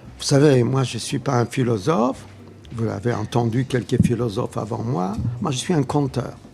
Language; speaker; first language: French; non-native, fluent; Polish